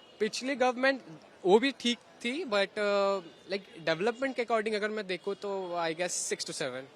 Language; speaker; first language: Hindi; non-native, local second language; Bangla